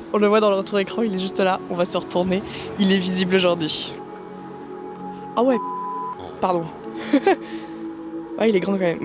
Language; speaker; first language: French; native; French